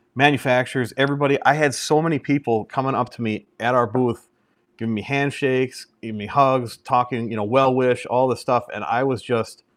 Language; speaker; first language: English; native; English